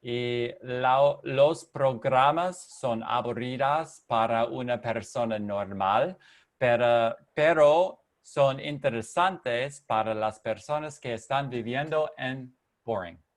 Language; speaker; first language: Spanish; non-native, learner; English